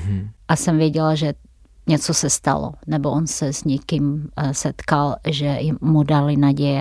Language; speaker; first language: Czech; non-native, fluent; Russian